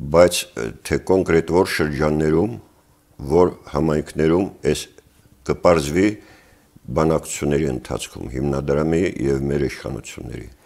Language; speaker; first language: Armenian; native; Armenian